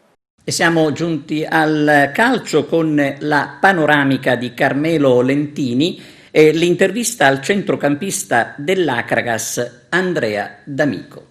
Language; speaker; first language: Italian; native; Italian